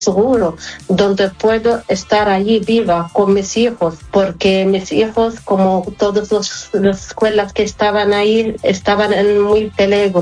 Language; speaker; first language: Spanish; non-native, fluent; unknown